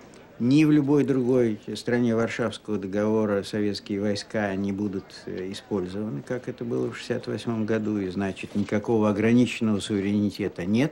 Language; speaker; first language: Russian; native; Russian